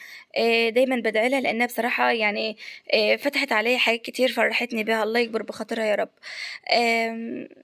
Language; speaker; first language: Arabic; native; Arabic